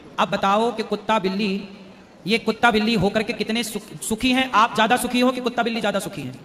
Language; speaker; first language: Hindi; native; Hindi